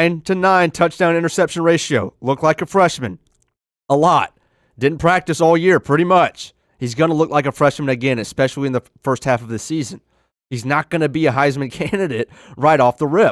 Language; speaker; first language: English; native; English